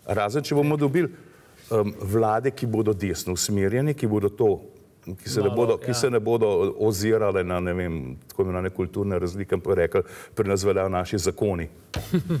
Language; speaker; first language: Slovenian; native; Slovenian